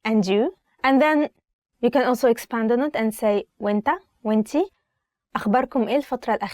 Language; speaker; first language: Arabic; native; Arabic